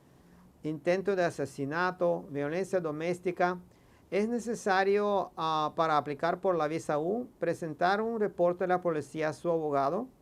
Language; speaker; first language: Spanish; non-native, fluent; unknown